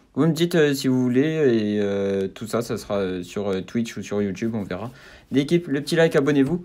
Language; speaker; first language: French; native; French